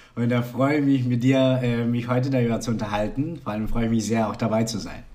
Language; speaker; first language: German; non-native, fluent; Spanish